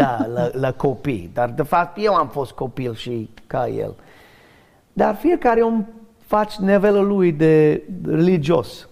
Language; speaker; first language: Romanian; non-native, learner; English